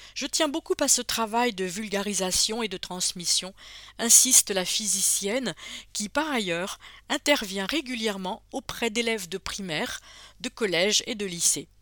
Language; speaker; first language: French; native; French